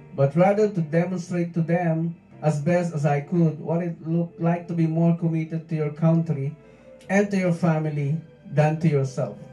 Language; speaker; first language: English; non-native, local second language; Filipino